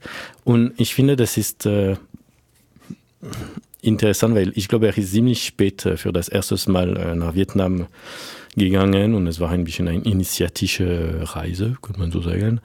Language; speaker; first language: German; non-native, fluent; French